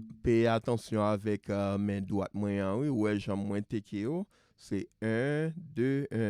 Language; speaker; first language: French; non-native, local second language; Haitian Creole